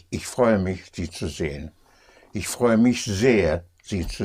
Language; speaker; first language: German; non-native, fluent; English